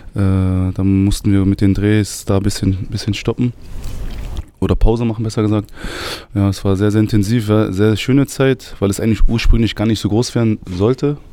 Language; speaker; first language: German; early bilingual, other home language; Arabic